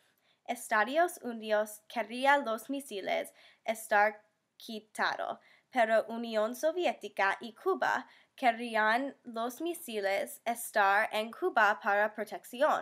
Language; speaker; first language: Spanish; non-native, learner; English